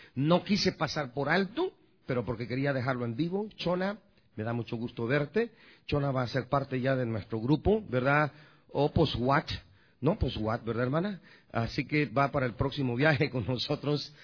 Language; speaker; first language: Spanish; native; Spanish